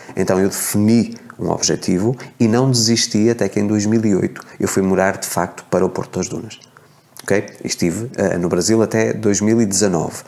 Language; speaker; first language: Portuguese; native; Portuguese